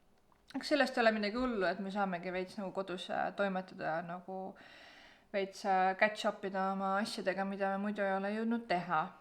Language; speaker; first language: Estonian; native; Estonian